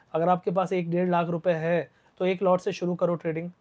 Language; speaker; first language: Hindi; non-native, local second language; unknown